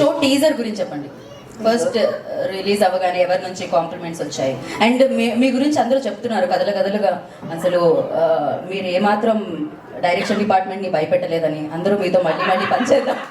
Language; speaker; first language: Telugu; native; Telugu